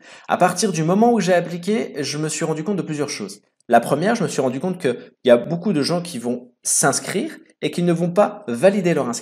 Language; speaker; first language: French; native; French